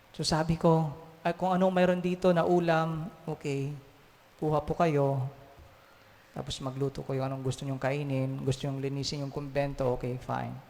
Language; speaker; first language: Filipino; native; Filipino